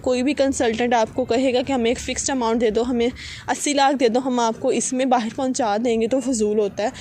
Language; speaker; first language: Urdu; non-native, local second language; Punjabi